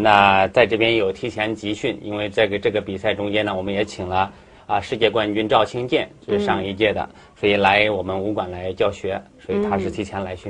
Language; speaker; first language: Chinese; native; Chinese